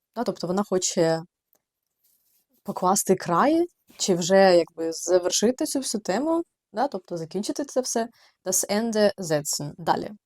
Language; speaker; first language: Ukrainian; native; Ukrainian